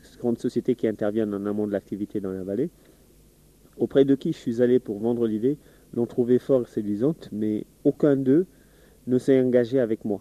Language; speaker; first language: French; non-native, local second language; Wolof